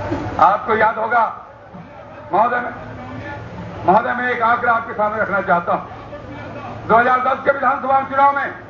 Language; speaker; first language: Hindi; native; Hindi